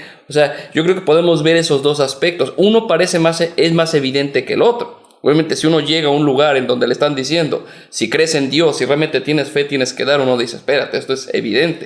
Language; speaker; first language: Spanish; native; Spanish